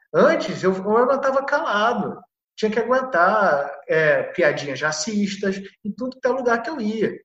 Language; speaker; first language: Portuguese; native; Portuguese